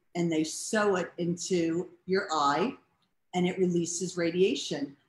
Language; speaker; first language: English; native; English